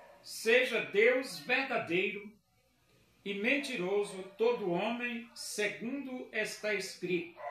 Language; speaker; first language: Portuguese; native; Portuguese